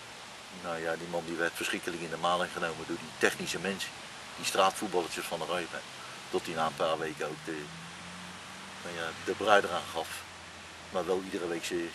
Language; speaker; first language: Dutch; native; Dutch